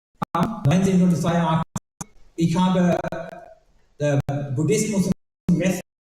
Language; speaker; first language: German; non-native, learner; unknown